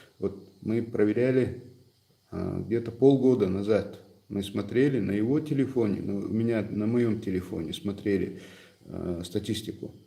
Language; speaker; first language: Russian; non-native, local second language; Chechen